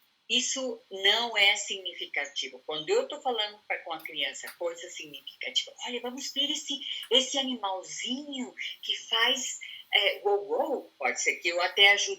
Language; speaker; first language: Portuguese; non-native, fluent; Spanish